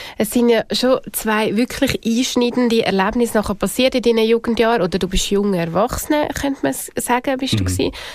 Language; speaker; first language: German; native; German